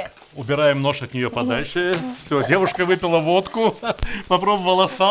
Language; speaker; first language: Russian; native; Russian